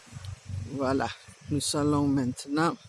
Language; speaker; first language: French; non-native, fluent; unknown